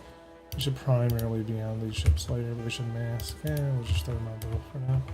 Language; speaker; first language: English; native; English